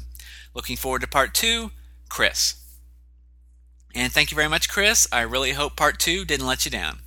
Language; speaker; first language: English; native; English